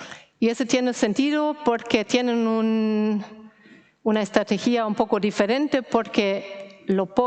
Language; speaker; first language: Spanish; non-native, fluent; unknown